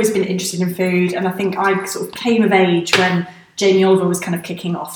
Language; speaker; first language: English; native; English